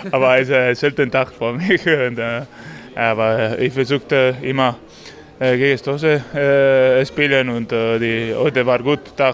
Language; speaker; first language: German; non-native, learner; Spanish